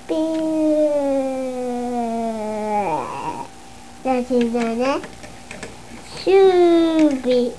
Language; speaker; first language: Japanese; native; Japanese